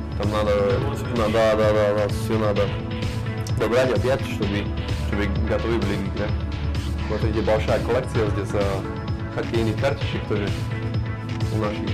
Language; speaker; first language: Russian; non-native, learner; Slovak